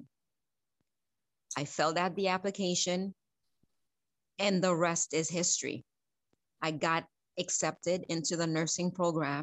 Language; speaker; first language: English; non-native, fluent; Haitian Creole